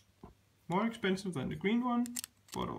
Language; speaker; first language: English; non-native, fluent; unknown